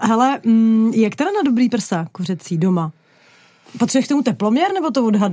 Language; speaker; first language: Czech; native; Czech